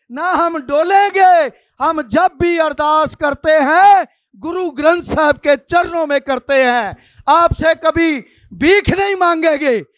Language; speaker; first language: Hindi; non-native, local second language; Punjabi